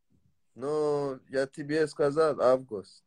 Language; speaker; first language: Russian; non-native, learner; Tajik